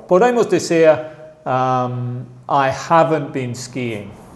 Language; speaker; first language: English; native; English